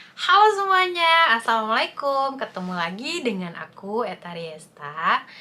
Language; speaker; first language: Indonesian; native; Indonesian